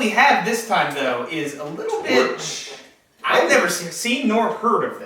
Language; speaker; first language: English; native; English